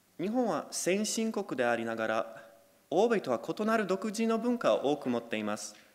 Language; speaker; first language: Japanese; non-native, fluent; Polish